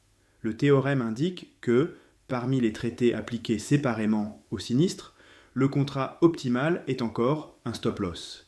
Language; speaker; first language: French; native; French